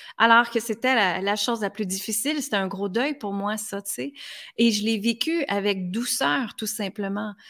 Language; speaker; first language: French; native; French